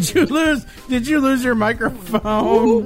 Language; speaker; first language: English; native; English